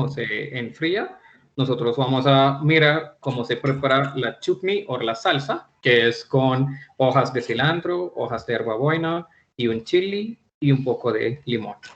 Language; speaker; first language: Spanish; non-native, fluent; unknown